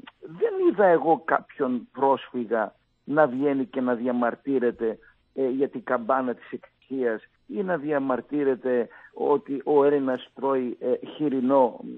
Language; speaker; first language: Greek; non-native, fluent; Arabic